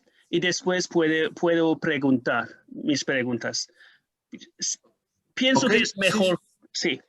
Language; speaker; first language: Spanish; non-native, fluent; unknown